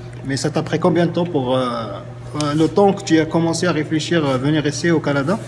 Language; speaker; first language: French; non-native, local second language; Arabic